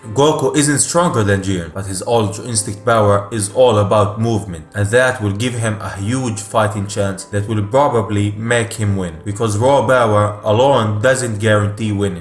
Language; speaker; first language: English; non-native, fluent; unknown